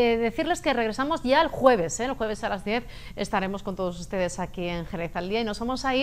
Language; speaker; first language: Spanish; native; Spanish